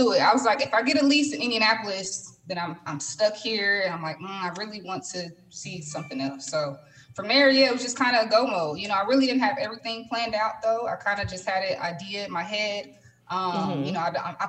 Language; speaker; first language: English; native; English